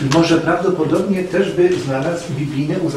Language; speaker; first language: Polish; native; Polish